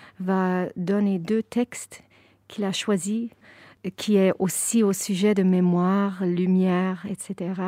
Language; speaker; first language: French; non-native, fluent; English